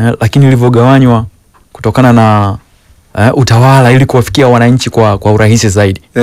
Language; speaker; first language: Swahili; non-native, local second language; Sukuma